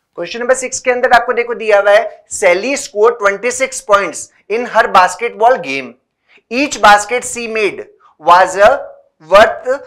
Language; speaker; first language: Hindi; native; Hindi